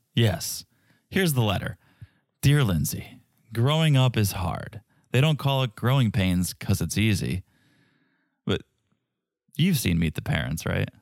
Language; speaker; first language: English; native; English